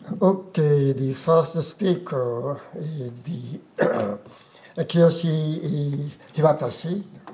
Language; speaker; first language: English; non-native, fluent; Japanese